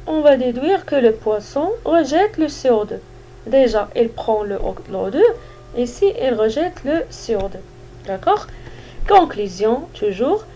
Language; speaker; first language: French; non-native, local second language; Arabic